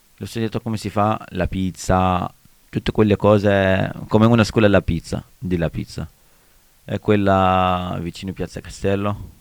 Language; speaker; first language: Italian; non-native, learner; Arabic